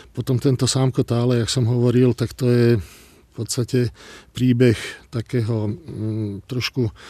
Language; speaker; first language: Slovak; non-native, local second language; Hungarian